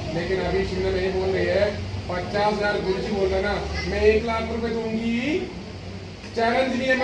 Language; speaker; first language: Hindi; non-native, local second language; Malayalam